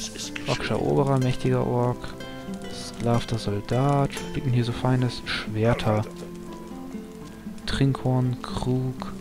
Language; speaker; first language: German; native; German